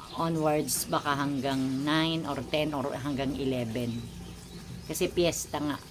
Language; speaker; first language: Filipino; native; Filipino